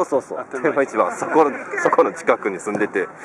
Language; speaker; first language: Japanese; native; Japanese